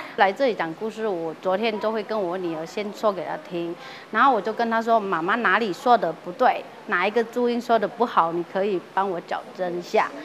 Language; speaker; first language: Chinese; non-native, fluent; Vietnamese